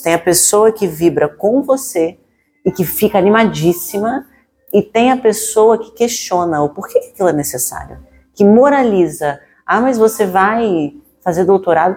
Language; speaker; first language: Portuguese; native; Portuguese